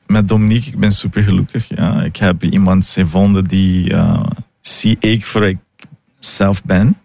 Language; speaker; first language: Dutch; non-native, learner; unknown